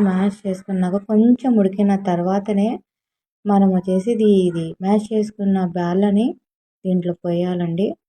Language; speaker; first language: Telugu; non-native, local second language; Urdu